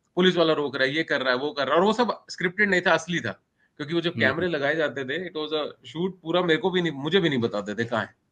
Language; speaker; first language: Hindi; native; Hindi